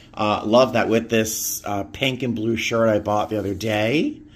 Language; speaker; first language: English; native; English